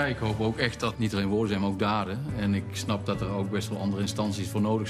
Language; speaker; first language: Dutch; native; Dutch